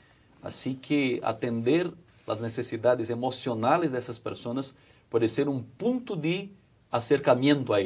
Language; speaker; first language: Spanish; non-native, fluent; Portuguese